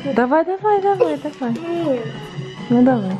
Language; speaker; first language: Russian; native; Russian